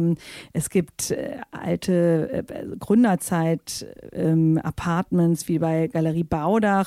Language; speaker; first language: German; native; German